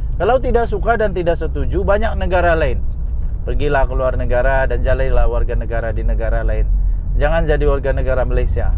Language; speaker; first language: Malay; non-native, local second language; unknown